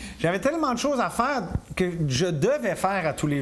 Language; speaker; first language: French; native; French